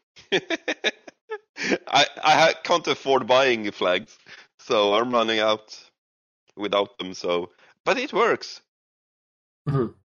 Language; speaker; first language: English; non-native, fluent; Swedish